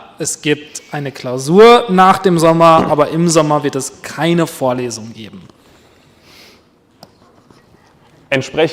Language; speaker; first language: German; native; German